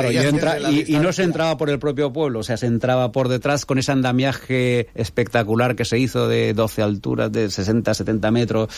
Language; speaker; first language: Spanish; native; Spanish